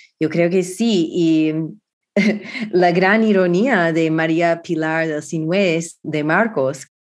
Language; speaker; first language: Spanish; non-native, fluent; English